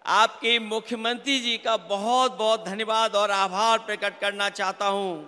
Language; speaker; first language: Hindi; native; Hindi